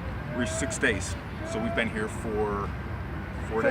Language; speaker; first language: English; native; English